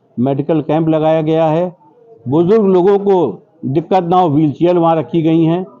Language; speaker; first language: Hindi; native; Hindi